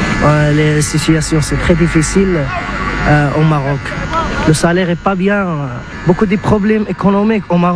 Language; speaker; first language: French; non-native, learner; Arabic